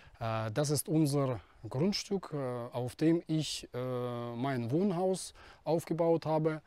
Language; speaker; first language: German; non-native, fluent; Russian